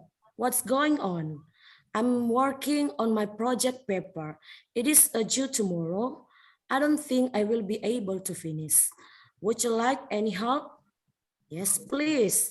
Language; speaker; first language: English; non-native, fluent; Indonesian